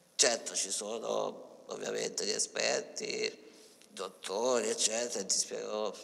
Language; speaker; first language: Italian; native; Italian